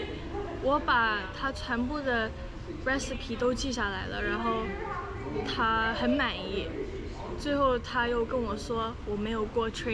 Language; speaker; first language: Chinese; early bilingual, other home language; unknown